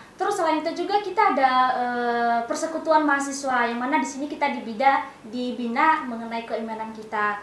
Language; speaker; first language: Indonesian; non-native, local second language; Nias